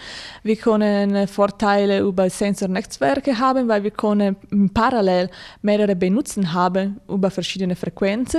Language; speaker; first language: German; non-native, fluent; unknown